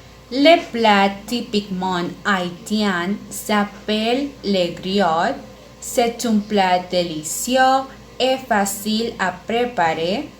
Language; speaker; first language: French; non-native, learner; Spanish